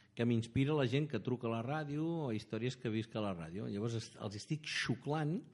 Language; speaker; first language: Catalan; native; Catalan